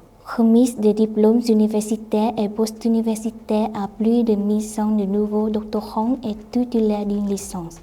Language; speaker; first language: French; non-native, fluent; Vietnamese